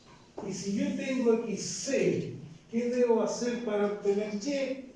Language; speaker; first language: Spanish; native; Spanish